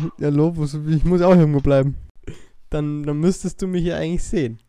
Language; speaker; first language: German; native; German